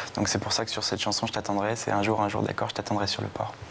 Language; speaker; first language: French; native; French